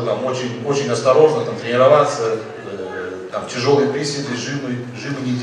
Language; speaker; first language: Russian; native; Russian